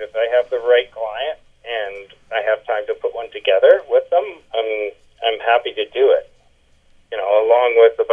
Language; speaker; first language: English; native; English